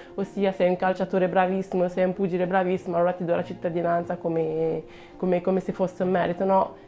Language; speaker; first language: Italian; early bilingual, other home language; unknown